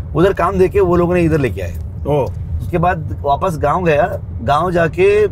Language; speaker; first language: Hindi; non-native, local second language; Kannada